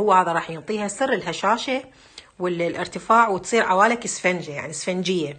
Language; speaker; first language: Arabic; native; Arabic